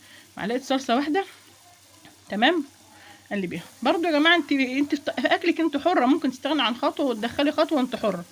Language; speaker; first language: Arabic; native; Arabic